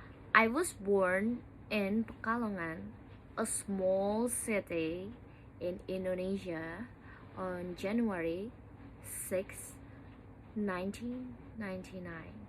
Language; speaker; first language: English; non-native, learner; Indonesian